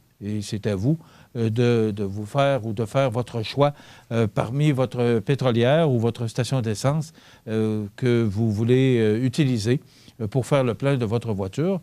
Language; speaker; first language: French; native; French